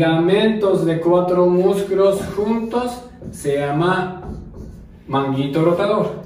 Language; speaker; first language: Spanish; non-native, learner; Japanese